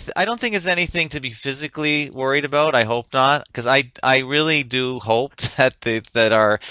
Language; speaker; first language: English; native; English